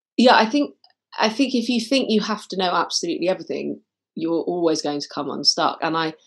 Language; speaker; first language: English; native; English